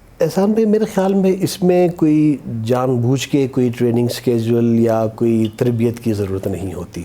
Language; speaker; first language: Urdu; non-native, local second language; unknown